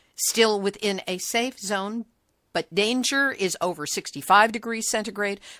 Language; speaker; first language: English; native; English